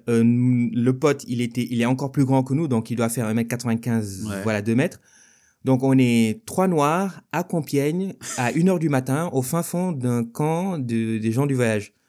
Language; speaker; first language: French; non-native, local second language; Wolof